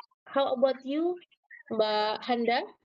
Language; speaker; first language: English; non-native, learner; Indonesian